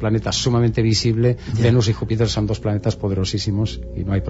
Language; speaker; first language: Spanish; native; Spanish